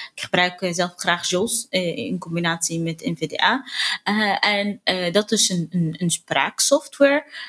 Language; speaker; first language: Dutch; non-native, fluent; Arabic